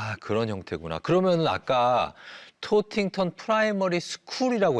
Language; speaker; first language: Korean; native; Korean